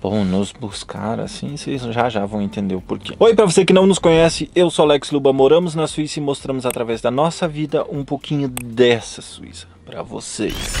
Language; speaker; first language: Portuguese; native; Portuguese